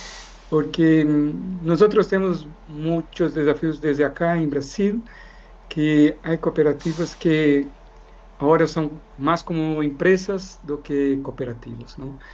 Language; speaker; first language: Spanish; non-native, fluent; Portuguese